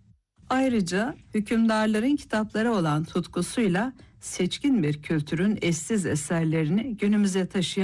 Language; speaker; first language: Turkish; native; Turkish